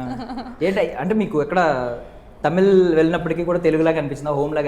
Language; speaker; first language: Telugu; native; Telugu